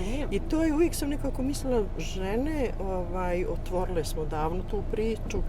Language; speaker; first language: Bosnian; native; Bosnian